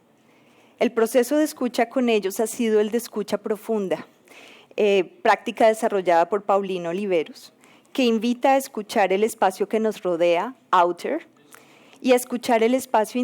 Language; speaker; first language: Spanish; native; Spanish